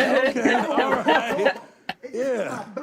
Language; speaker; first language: English; native; English